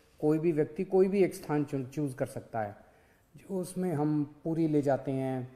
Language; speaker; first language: Hindi; native; Hindi